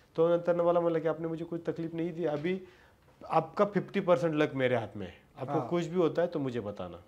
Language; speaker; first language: Hindi; non-native, local second language; Marathi